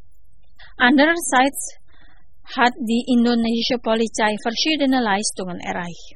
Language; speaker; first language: German; non-native, fluent; Indonesian